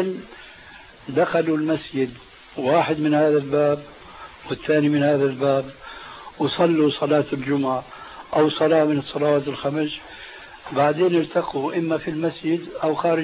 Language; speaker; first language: Arabic; early bilingual, other home language; Albanian